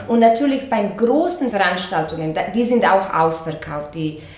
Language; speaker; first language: German; non-native, fluent; Croatian